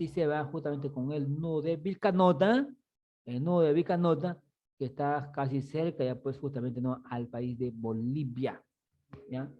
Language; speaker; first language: Spanish; native; Spanish